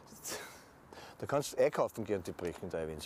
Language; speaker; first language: German; native; German